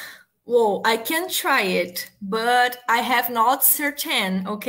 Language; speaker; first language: English; non-native, learner; Portuguese